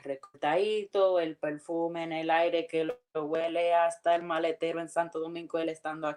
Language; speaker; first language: Spanish; early bilingual, heritage; Spanish